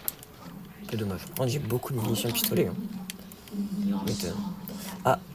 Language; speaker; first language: French; native; French